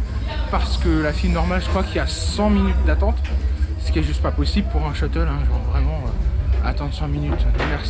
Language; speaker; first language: French; native; French